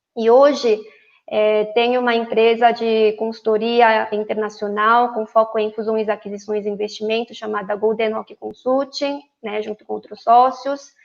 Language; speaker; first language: Portuguese; non-native, fluent; Korean